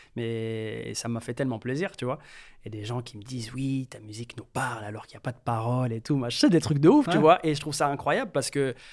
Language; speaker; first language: French; native; French